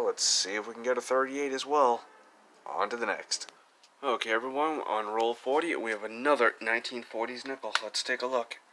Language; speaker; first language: English; native; English